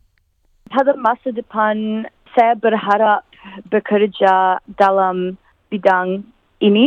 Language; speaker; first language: Indonesian; non-native, fluent; English